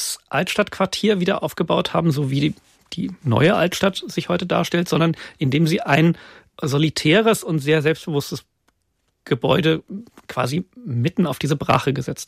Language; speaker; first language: German; native; German